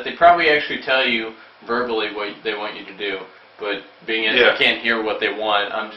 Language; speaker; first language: English; native; English